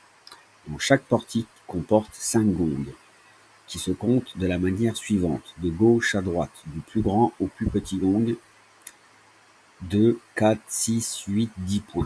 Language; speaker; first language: French; native; French